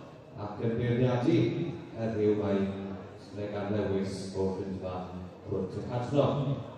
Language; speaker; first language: Welsh; native; Welsh